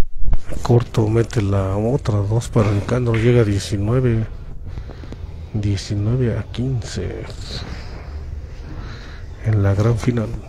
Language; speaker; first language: Spanish; native; Spanish